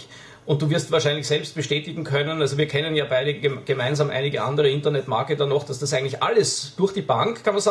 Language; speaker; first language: German; native; German